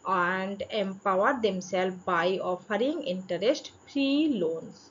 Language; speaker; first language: English; non-native, local second language; Bangla